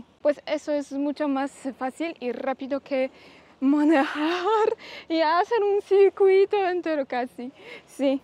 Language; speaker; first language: Spanish; non-native, fluent; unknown